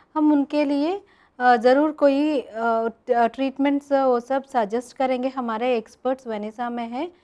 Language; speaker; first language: Hindi; non-native, local second language; Telugu